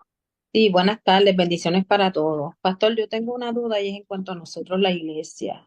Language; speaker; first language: Spanish; native; Spanish